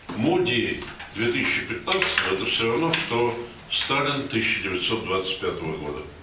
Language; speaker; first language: Russian; native; Russian